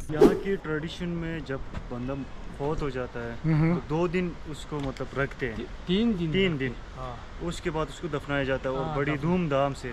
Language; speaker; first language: Hindi; non-native, local second language; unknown